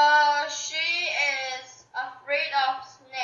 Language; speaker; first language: English; non-native, learner; Chinese